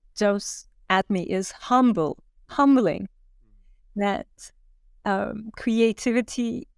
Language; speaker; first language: English; non-native, fluent; Turkish